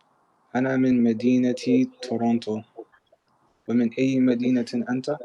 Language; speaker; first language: Arabic; non-native, learner; English